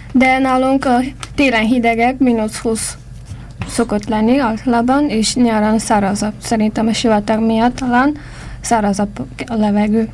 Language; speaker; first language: Hungarian; non-native, fluent; Uyghur